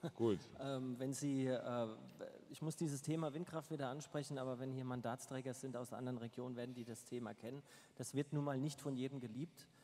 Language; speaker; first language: German; native; German